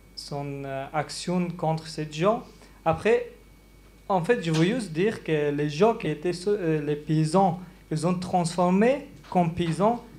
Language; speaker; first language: French; non-native, learner; Persian